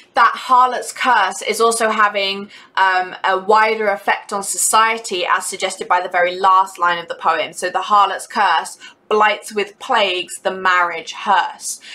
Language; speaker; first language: English; native; English